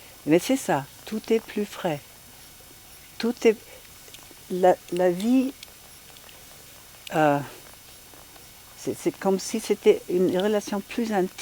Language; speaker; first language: French; non-native, fluent; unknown